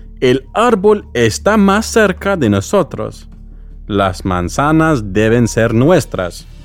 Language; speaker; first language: Spanish; non-native, fluent; English